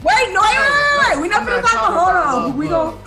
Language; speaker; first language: English; native; English